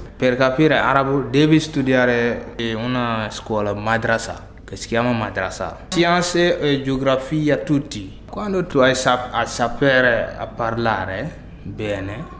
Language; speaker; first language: Italian; non-native, fluent; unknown